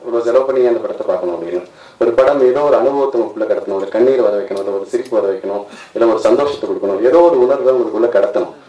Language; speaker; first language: Tamil; native; Tamil